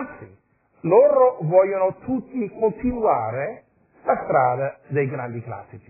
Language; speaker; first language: Italian; non-native, fluent; English